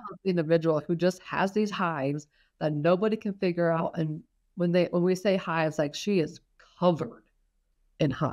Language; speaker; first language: English; native; English